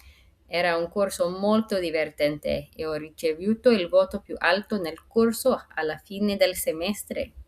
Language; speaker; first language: Italian; non-native, fluent; English